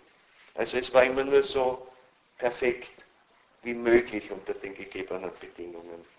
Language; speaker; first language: German; native; German